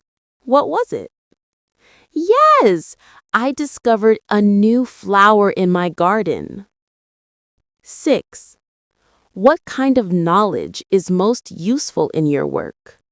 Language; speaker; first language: English; non-native, learner; Vietnamese